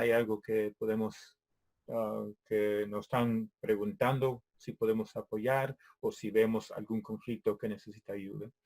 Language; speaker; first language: Spanish; non-native, fluent; English